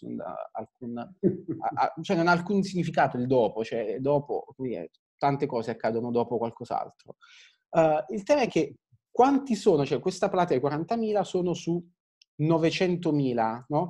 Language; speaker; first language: Italian; native; Italian